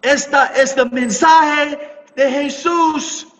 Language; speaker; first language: Spanish; non-native, learner; English